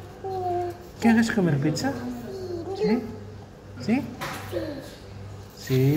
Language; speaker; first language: Spanish; non-native, learner; Filipino